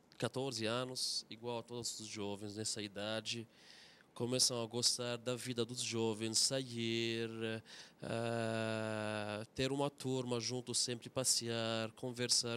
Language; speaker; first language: Portuguese; non-native, fluent; Arabic